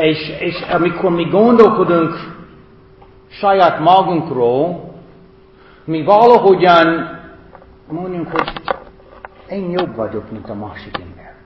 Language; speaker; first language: Hungarian; non-native, fluent; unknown